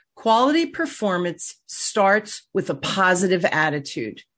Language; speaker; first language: English; native; English